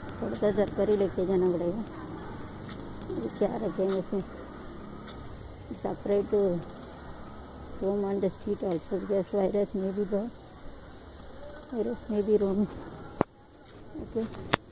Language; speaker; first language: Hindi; non-native, local second language; Tamil